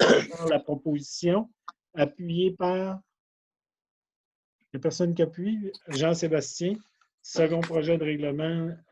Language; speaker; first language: French; native; French